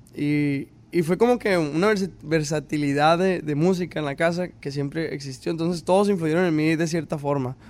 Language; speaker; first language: Spanish; native; Spanish